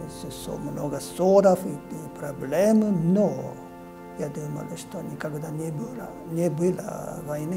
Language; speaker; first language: Russian; non-native, fluent; Japanese